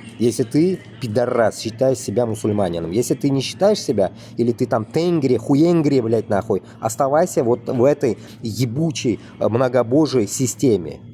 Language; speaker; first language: Russian; non-native, local second language; Tatar